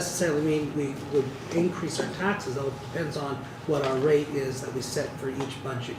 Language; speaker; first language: English; native; English